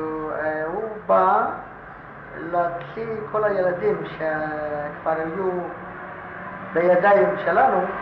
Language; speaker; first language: Hebrew; non-native, fluent; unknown